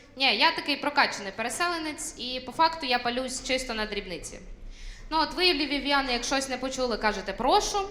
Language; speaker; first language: Ukrainian; non-native, local second language; Russian